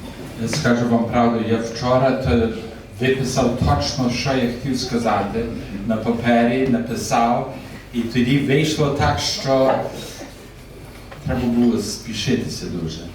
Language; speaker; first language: Ukrainian; early bilingual, heritage; Ukrainian